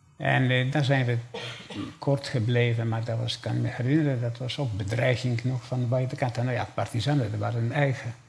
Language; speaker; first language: Dutch; non-native, fluent; Polish